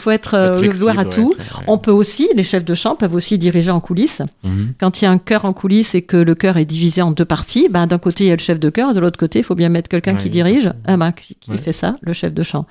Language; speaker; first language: French; native; French